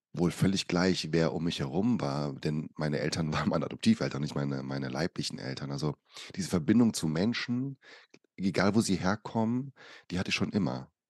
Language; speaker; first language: German; early bilingual, other home language; Portuguese